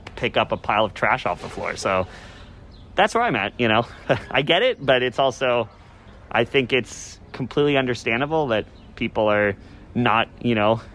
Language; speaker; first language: English; native; English